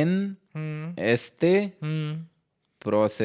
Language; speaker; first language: Spanish; non-native, learner; Hindi